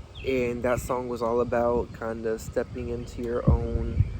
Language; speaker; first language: English; native; English